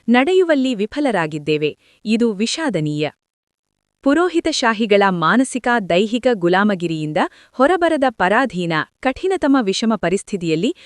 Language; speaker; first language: Kannada; non-native, local second language; Lambadi